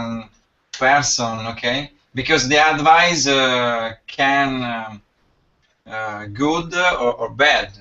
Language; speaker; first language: English; non-native, learner; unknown